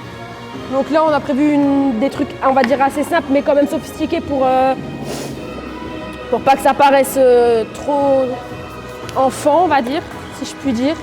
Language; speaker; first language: French; native; French